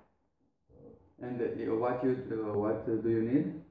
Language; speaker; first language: English; non-native, learner; Romanian